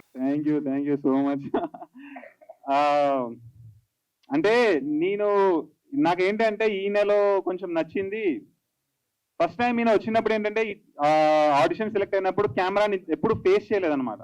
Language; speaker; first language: Telugu; native; Telugu